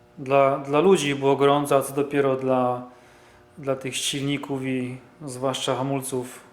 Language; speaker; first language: Polish; early bilingual, heritage; Polish